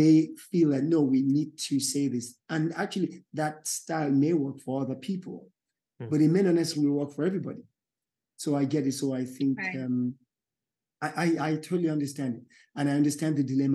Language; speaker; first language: English; non-native, local second language; Yoruba